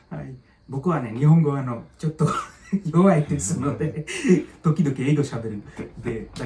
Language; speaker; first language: Japanese; non-native, learner; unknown